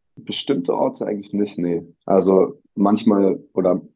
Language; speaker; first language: German; native; German